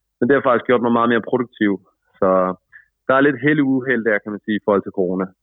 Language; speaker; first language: Danish; native; Danish